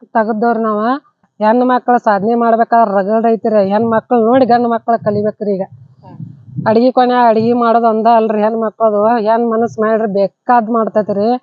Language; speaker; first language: Kannada; native; Kannada